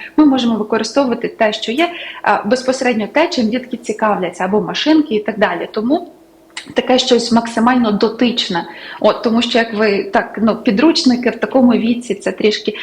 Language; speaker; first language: Ukrainian; native; Ukrainian